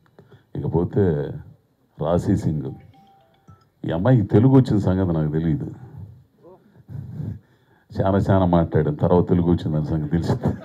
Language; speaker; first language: Telugu; native; Telugu